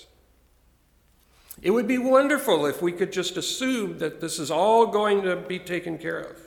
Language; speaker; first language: English; native; English